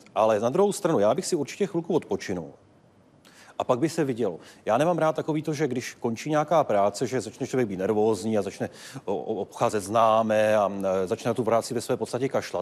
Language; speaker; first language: Czech; native; Czech